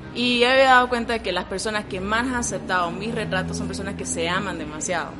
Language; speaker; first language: Spanish; native; Spanish